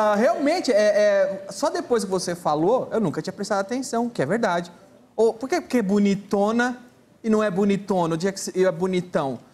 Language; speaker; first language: Portuguese; native; Portuguese